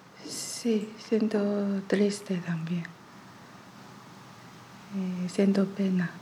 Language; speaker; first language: Spanish; non-native, learner; Chinese